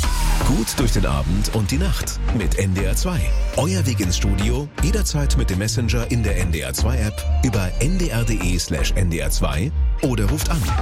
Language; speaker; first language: German; native; German